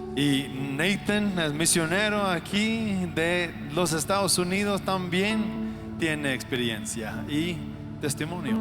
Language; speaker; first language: Spanish; non-native, fluent; English